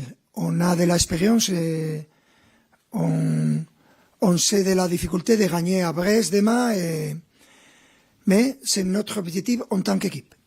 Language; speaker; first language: French; non-native, fluent; Spanish